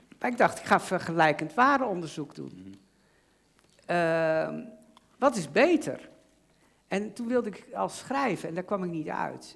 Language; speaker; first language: Dutch; native; Dutch